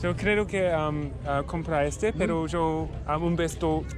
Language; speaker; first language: Spanish; non-native, learner; English